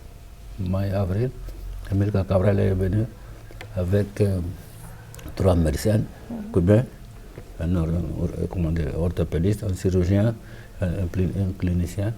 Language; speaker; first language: French; non-native, fluent; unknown